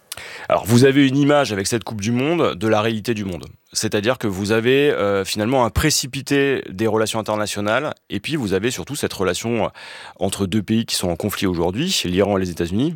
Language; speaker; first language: French; native; French